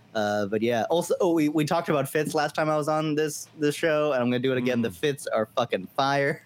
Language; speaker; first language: English; early bilingual, other home language; Hindi